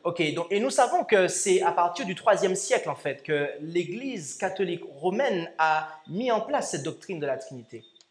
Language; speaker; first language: French; native; French